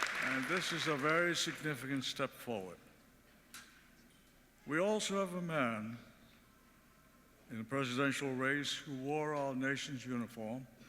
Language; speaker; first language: English; early bilingual, other home language; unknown